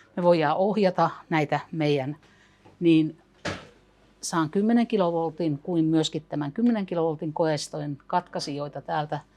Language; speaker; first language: Finnish; native; Finnish